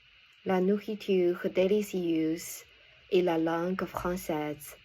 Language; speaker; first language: French; non-native, learner; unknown